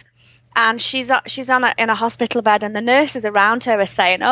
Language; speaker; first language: English; native; English